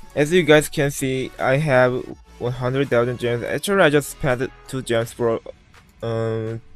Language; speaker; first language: English; non-native, learner; Korean